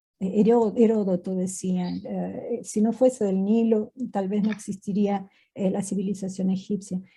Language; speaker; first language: Spanish; native; Spanish